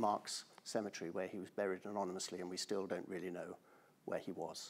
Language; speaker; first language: English; native; English